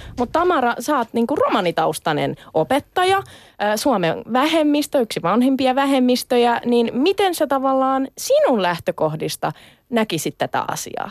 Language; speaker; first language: Finnish; native; Finnish